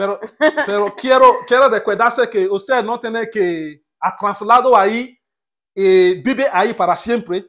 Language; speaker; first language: Spanish; non-native, learner; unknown